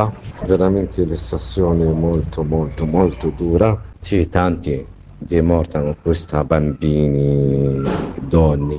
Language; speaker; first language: Italian; non-native, learner; Arabic